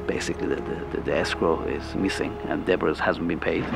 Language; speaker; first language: English; non-native, fluent; Persian